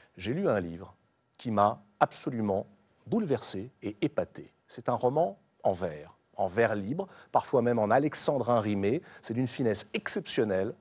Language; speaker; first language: French; native; French